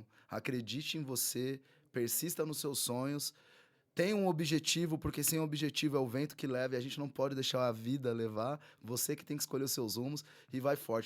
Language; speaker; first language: Portuguese; native; Portuguese